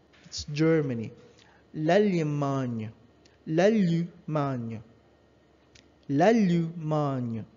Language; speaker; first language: French; non-native, learner; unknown